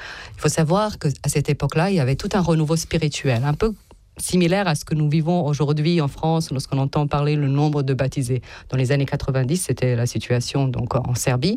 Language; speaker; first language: French; non-native, fluent; Serbian